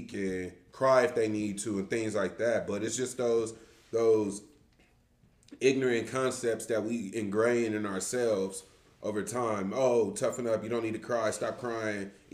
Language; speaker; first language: English; native; English